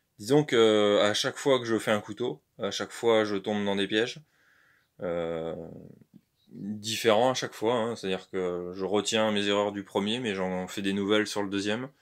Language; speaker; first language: French; native; French